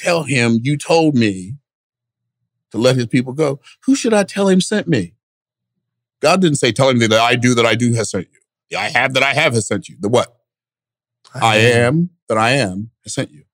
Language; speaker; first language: English; native; English